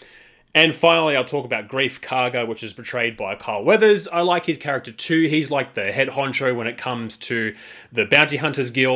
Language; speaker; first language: English; native; English